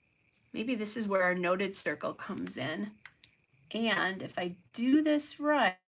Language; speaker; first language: English; native; English